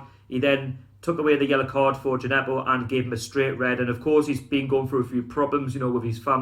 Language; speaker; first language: English; native; English